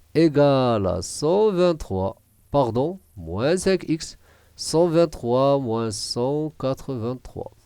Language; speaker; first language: French; non-native, local second language; Arabic